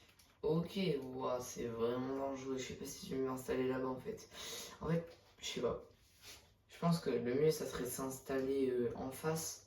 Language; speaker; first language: French; native; French